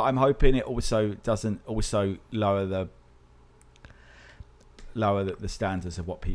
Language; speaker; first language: English; native; English